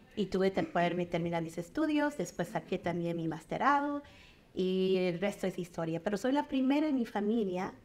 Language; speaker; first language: Spanish; native; Spanish